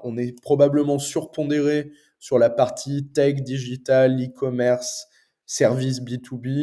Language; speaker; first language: French; native; French